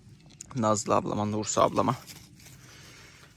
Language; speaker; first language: Turkish; native; Turkish